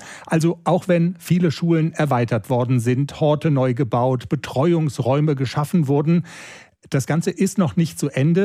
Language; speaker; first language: German; native; German